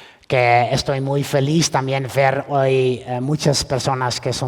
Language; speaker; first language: Spanish; non-native, fluent; Dutch